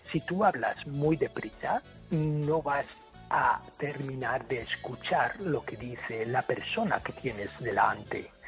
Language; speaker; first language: Spanish; non-native, fluent; English